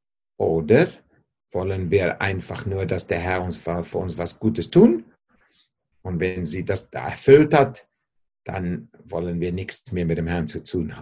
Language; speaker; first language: German; non-native, fluent; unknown